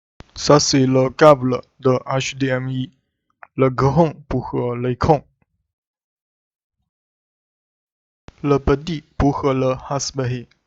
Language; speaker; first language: French; non-native, learner; Chinese